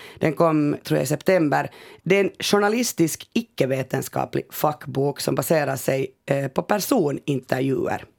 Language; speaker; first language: Swedish; native; Swedish